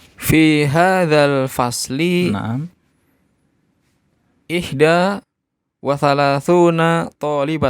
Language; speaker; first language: Arabic; non-native, learner; Indonesian